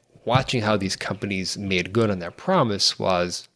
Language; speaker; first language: English; native; English